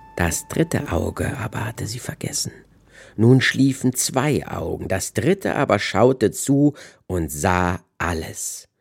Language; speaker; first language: German; native; German